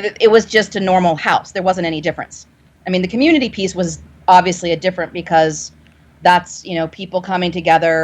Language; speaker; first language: English; native; English